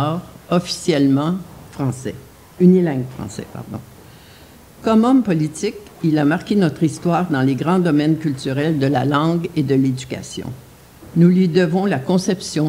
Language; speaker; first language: French; native; French